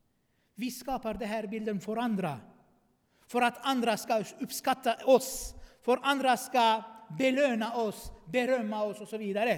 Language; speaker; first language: Swedish; non-native, fluent; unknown